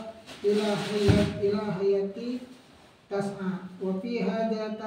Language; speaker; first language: Arabic; non-native, learner; Indonesian